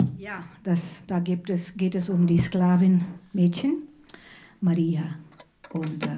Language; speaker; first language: German; non-native, fluent; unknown